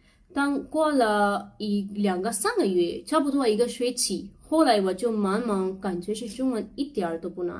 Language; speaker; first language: Chinese; non-native, learner; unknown